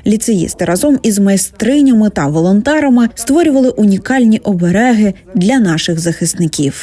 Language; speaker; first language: Ukrainian; native; Ukrainian